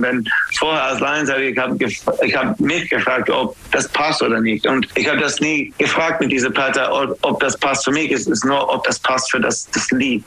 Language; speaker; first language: German; non-native, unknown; English